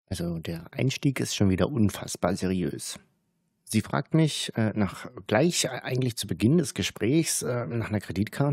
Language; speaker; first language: German; native; German